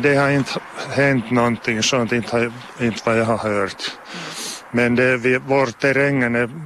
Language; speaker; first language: Swedish; non-native, local second language; Finnish